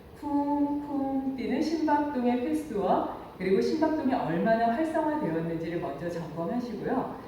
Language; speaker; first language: Korean; native; Korean